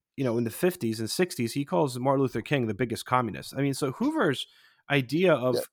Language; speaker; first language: English; non-native, fluent; Polish